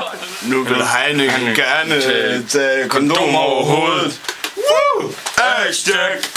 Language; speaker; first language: Danish; native; Danish